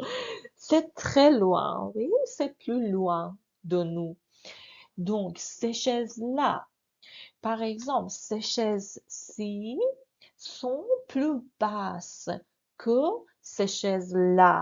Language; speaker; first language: French; non-native, fluent; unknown